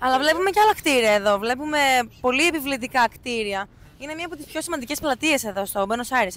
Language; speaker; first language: Greek; native; Greek